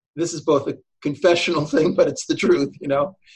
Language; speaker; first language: English; native; English